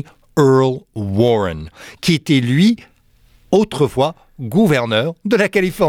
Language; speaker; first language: French; non-native, fluent; English